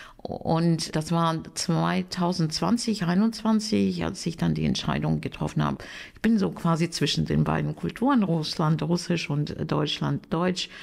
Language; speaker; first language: German; non-native, fluent; Russian